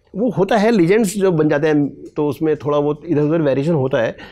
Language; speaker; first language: Hindi; native; Hindi